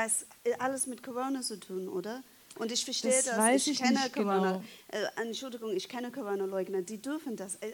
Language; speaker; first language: German; non-native, fluent; English